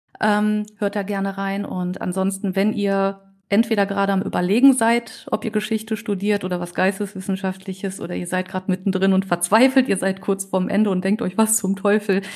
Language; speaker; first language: German; native; German